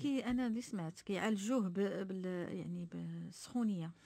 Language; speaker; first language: Arabic; native; Arabic